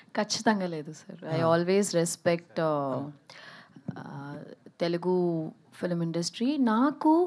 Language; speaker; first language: Telugu; early bilingual, heritage; Telugu